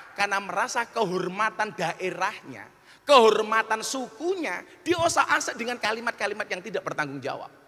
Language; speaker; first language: Indonesian; non-native, local second language; Javanese